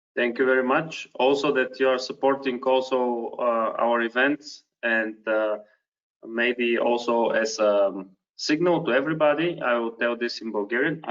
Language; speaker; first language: English; non-native, fluent; Bulgarian